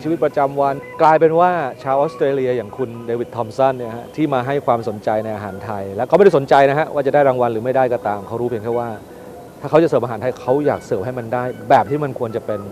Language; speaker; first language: Thai; native; Thai